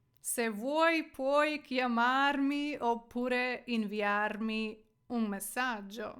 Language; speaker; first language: Italian; non-native, fluent; Ukrainian